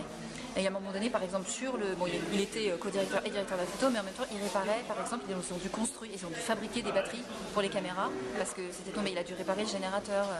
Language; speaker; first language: French; native; French